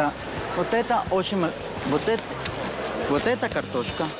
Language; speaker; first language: Russian; non-native, learner; Spanish